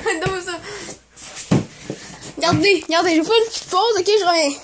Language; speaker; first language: French; native; French